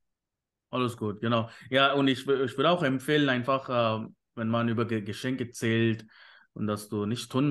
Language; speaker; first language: German; non-native, fluent; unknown